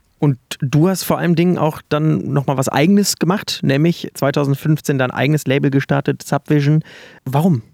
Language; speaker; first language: German; native; German